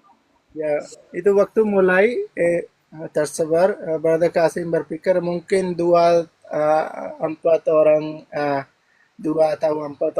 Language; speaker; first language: Indonesian; non-native, learner; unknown